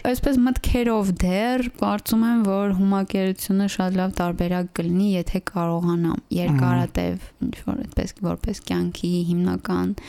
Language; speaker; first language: Armenian; native; Armenian